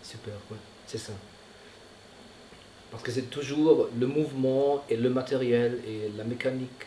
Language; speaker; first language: French; non-native, fluent; German